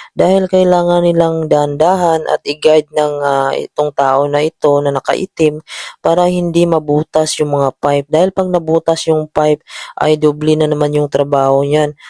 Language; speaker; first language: Filipino; native; Filipino